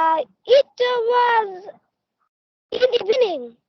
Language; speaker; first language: English; non-native, learner; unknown